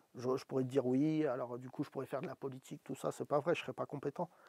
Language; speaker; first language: French; native; French